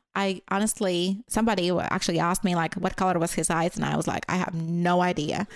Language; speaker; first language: English; non-native, fluent; Latvian